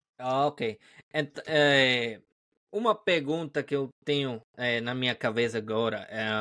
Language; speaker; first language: Portuguese; non-native, learner; Spanish